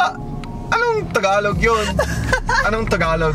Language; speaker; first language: Filipino; non-native, learner; English